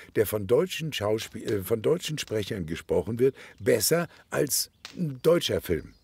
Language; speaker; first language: German; native; German